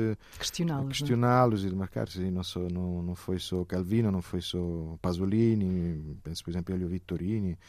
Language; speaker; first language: Portuguese; non-native, fluent; Italian